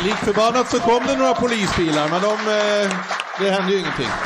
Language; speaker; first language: Swedish; native; Swedish